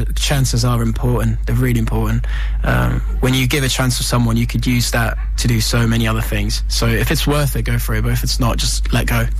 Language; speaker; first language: English; non-native, fluent; Italian